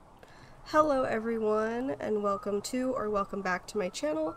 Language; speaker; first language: English; native; English